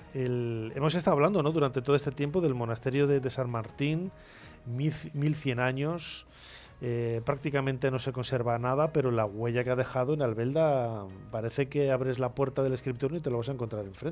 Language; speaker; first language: Spanish; native; Spanish